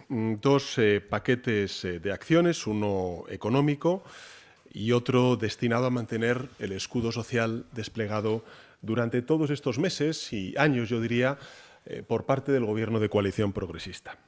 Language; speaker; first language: Spanish; native; Spanish